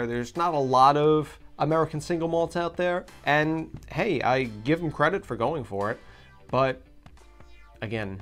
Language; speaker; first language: English; native; English